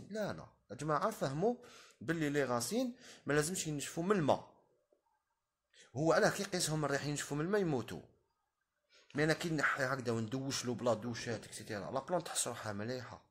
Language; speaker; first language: Arabic; native; Arabic